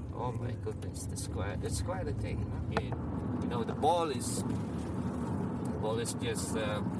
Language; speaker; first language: English; non-native, local second language; Filipino